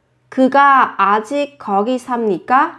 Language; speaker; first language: Korean; non-native, fluent; Vietnamese